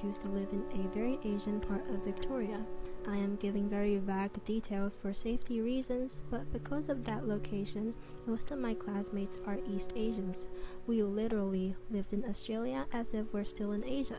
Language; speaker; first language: English; non-native, fluent; Chinese